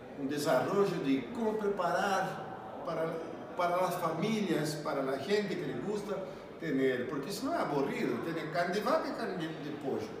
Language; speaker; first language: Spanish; non-native, learner; Portuguese